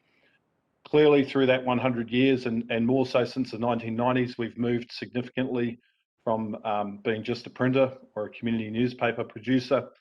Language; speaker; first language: English; native; English